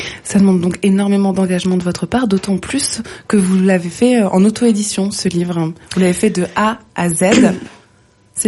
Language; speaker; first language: French; native; French